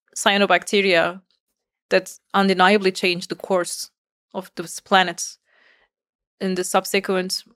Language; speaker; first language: English; non-native, fluent; Turkish